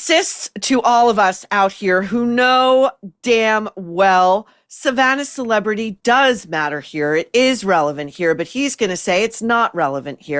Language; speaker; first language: English; native; English